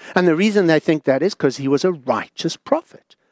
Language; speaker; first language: English; native; English